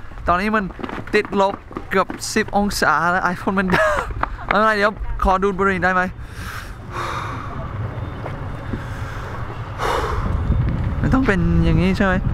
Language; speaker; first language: Thai; non-native, fluent; English